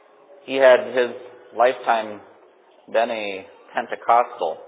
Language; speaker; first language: English; native; English